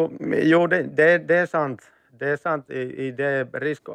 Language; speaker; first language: Swedish; non-native, learner; Finnish